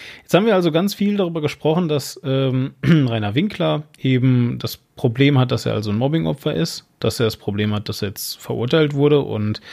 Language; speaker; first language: German; native; German